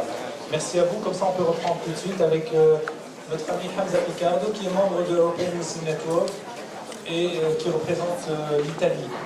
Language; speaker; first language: French; native; French